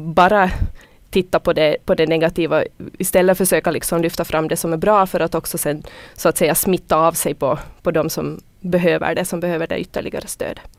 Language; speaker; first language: Swedish; native; Swedish